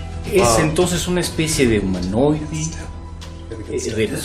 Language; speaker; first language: Spanish; native; Spanish